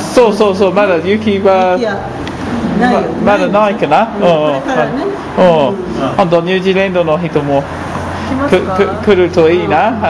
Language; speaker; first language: Japanese; non-native, learner; English